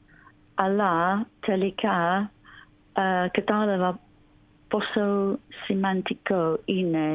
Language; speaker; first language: Greek; non-native, learner; English